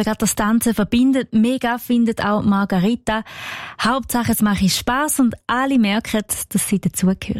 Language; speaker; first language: German; native; German